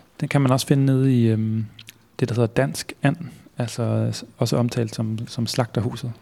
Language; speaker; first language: Danish; native; Danish